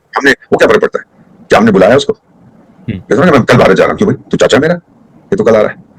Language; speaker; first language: Hindi; native; Hindi